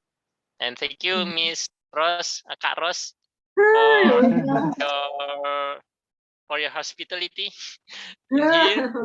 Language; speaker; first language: English; non-native, learner; Indonesian